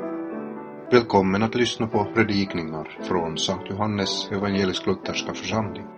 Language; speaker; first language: Swedish; native; Swedish